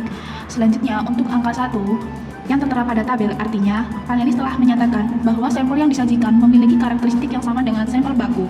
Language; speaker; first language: Indonesian; native; Indonesian